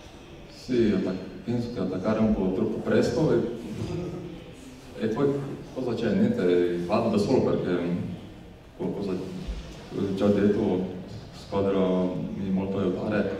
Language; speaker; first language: Italian; non-native, learner; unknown